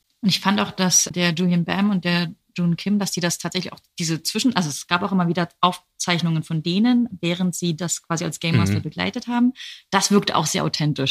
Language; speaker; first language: German; native; German